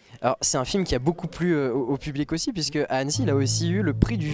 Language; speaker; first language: French; native; French